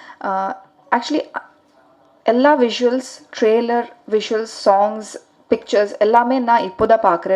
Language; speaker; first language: Tamil; non-native, learner; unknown